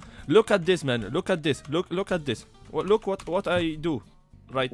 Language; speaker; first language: English; non-native, learner; Polish